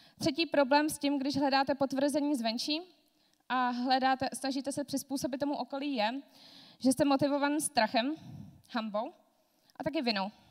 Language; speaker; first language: Czech; non-native, fluent; Georgian